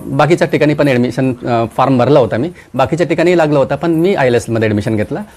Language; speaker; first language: Marathi; non-native, local second language; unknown